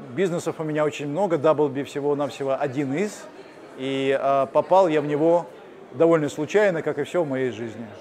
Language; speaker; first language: Russian; native; Russian